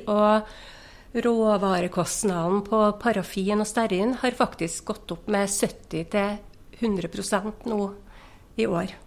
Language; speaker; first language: Norwegian; native; Norwegian